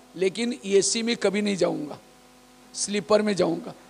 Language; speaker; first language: Hindi; non-native, local second language; Marathi